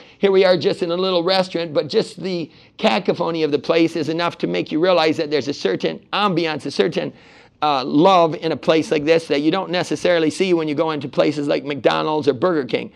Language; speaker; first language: English; native; English